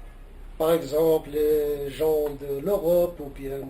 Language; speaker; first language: French; non-native, local second language; Arabic